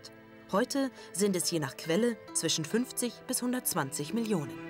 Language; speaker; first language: German; native; German